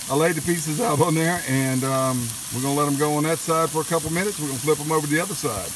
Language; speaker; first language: English; native; English